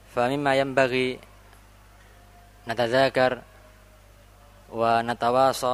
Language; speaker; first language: Arabic; non-native, fluent; Indonesian